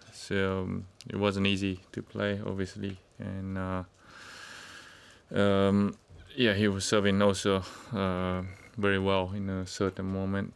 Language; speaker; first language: English; non-native, fluent; Japanese